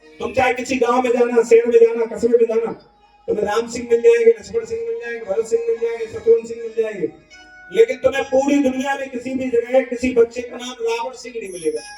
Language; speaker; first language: Hindi; native; Hindi